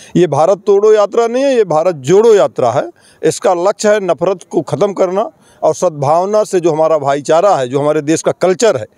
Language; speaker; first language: Hindi; native; Hindi